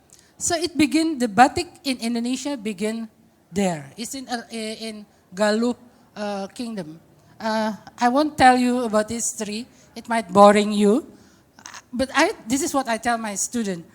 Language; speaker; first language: English; non-native, fluent; Indonesian